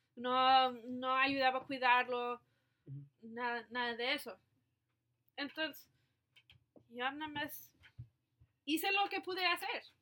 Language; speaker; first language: Spanish; non-native, fluent; English